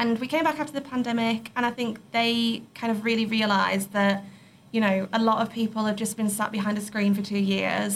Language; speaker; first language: English; native; English